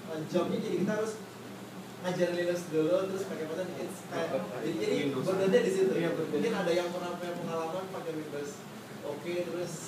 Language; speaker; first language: Indonesian; native; Indonesian